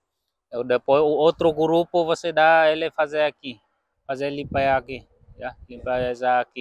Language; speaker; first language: Portuguese; non-native, learner; Vietnamese